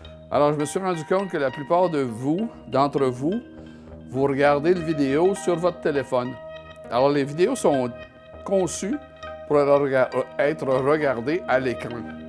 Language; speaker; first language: French; native; French